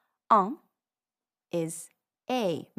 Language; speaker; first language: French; non-native, fluent; English